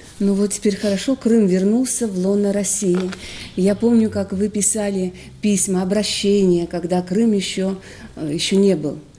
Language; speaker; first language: Russian; native; Russian